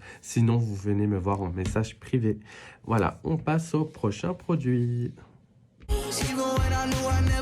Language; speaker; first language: French; native; French